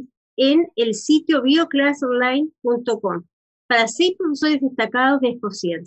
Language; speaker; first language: Spanish; native; Spanish